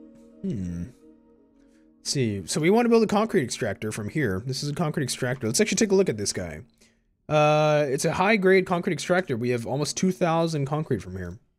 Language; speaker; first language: English; native; English